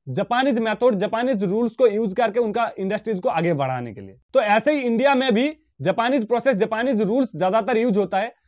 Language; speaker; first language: Hindi; non-native, local second language; Bangla